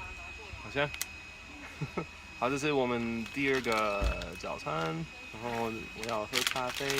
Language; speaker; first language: Chinese; non-native, learner; English